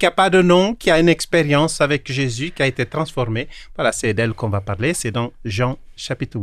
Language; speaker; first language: French; non-native, fluent; Kabuverdianu